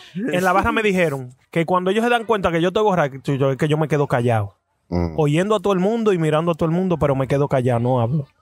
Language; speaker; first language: Spanish; early bilingual, heritage; Spanish